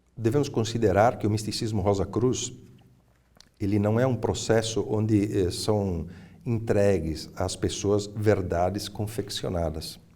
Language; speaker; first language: Portuguese; early bilingual, other home language; Italian